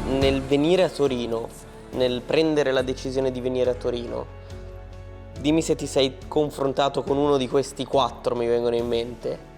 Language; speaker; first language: Italian; native; Italian